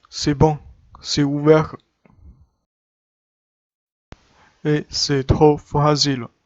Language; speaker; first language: French; non-native, learner; Chinese